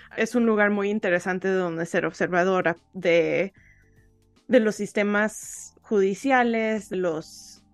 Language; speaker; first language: Spanish; early bilingual, heritage; Spanish